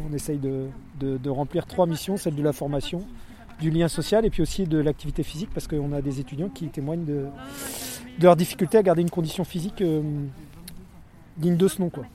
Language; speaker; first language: French; native; French